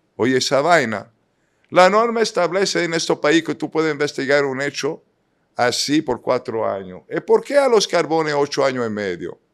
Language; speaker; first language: Spanish; non-native, fluent; English